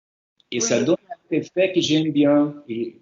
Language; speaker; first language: French; non-native, fluent; Portuguese